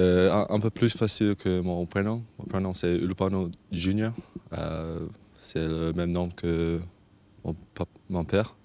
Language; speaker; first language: French; non-native, fluent; English